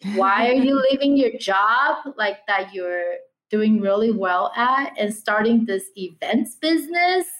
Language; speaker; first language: English; early bilingual, other home language; Chinese